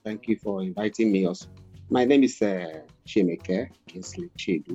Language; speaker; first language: English; non-native, local second language; Igbo